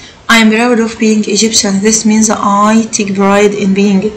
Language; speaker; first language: English; non-native, fluent; Arabic